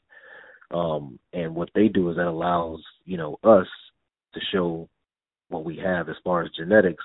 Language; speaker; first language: English; native; English